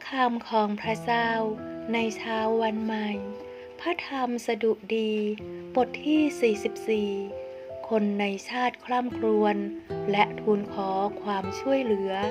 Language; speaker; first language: Thai; native; Thai